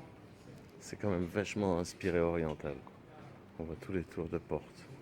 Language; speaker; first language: French; native; French